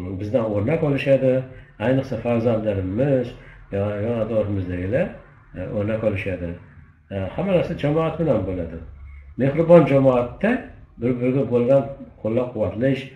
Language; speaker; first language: Uzbek; native; Uzbek